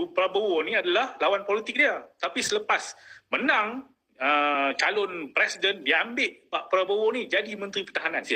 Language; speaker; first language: Malay; native; Malay